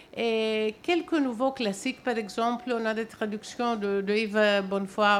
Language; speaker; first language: French; non-native, fluent; Greek